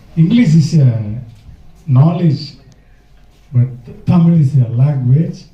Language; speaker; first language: English; non-native, local second language; Tamil